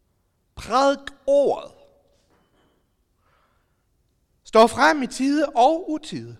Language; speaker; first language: Danish; native; Danish